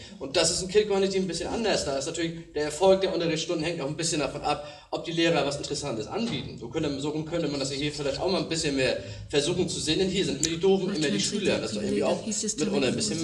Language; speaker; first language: German; native; German